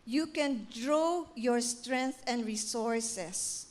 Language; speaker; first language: English; non-native, local second language; Filipino